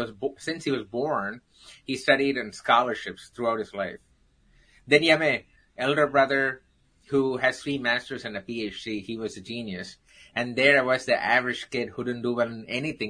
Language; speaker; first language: English; non-native, local second language; Tamil